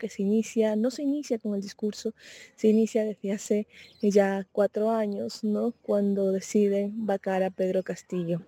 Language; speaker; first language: Spanish; native; Spanish